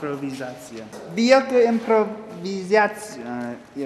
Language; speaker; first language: Polish; non-native, learner; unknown